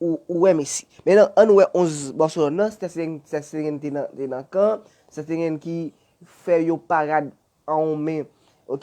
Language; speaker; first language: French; non-native, learner; Haitian Creole